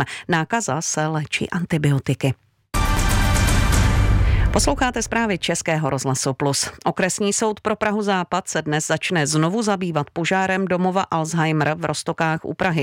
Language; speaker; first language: Czech; native; Czech